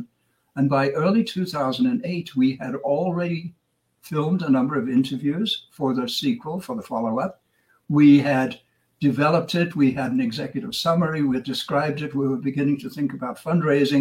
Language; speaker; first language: English; native; English